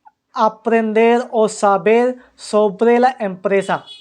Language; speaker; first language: Spanish; non-native, fluent; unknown